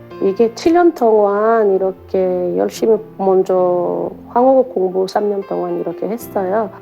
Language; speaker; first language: Korean; non-native, learner; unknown